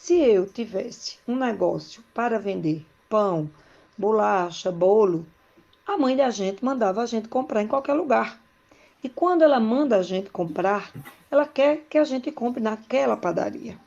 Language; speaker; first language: Portuguese; native; Portuguese